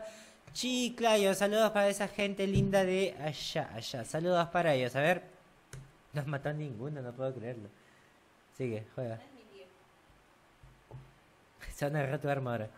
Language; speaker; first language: Spanish; native; Spanish